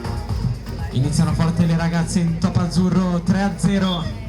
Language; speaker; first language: Italian; native; Italian